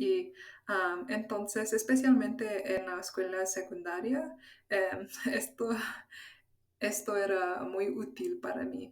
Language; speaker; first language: Spanish; non-native, fluent; English